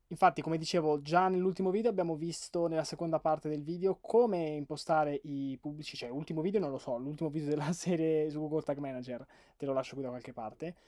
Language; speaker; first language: Italian; native; Italian